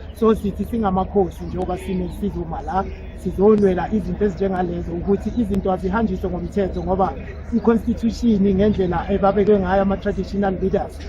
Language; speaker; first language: Zulu; native; Zulu